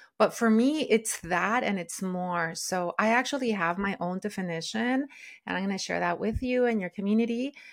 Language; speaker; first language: English; early bilingual, other home language; Spanish